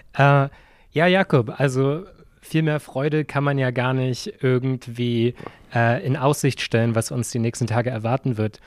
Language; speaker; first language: German; native; German